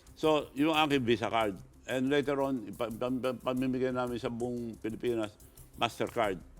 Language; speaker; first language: Filipino; non-native, local second language; Iloko